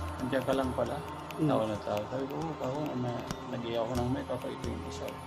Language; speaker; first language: Filipino; non-native, local second language; Cebuano